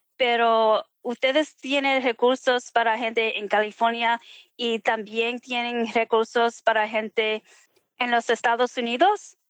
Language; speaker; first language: Spanish; early bilingual, heritage; Spanish